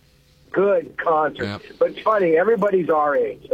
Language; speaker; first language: English; native; English